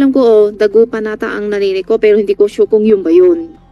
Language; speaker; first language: Filipino; non-native, learner; Chinese